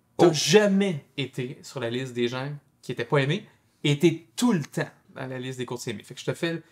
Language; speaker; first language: French; native; French